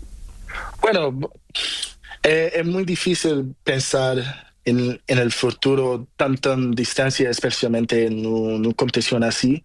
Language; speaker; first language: Spanish; non-native, learner; Portuguese